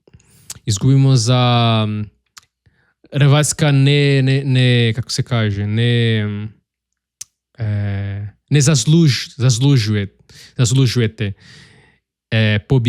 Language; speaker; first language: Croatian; non-native, learner; Portuguese